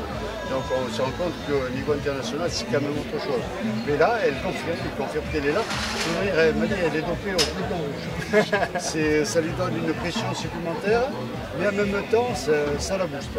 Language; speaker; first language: French; native; French